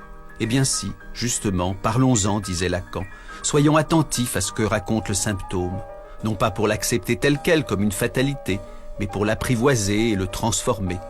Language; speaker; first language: French; native; French